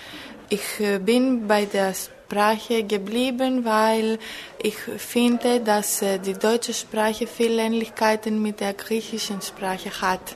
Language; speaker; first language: German; non-native, fluent; Greek